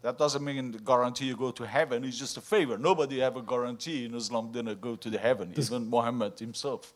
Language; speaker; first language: English; non-native, fluent; Persian